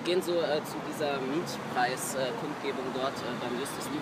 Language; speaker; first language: German; native; German